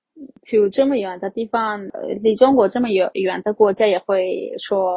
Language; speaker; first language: Chinese; non-native, fluent; Armenian